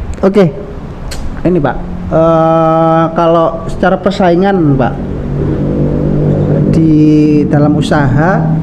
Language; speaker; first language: Indonesian; native; Indonesian